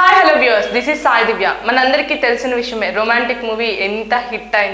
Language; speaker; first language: Telugu; native; Telugu